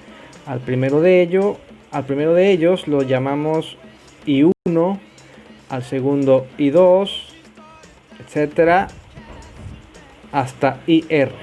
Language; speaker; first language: Spanish; native; Spanish